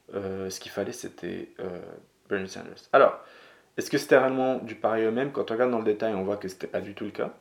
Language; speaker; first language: French; non-native, local second language; Arabic